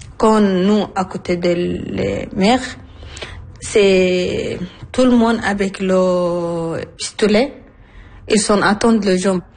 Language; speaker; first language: French; non-native, learner; Arabic